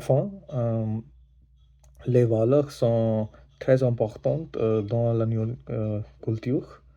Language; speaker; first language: French; non-native, learner; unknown